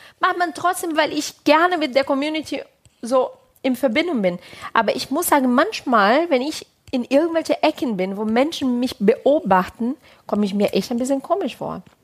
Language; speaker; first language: German; non-native, fluent; Portuguese